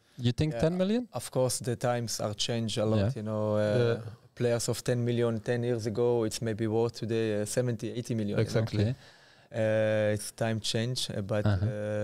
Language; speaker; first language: English; non-native, fluent; Hebrew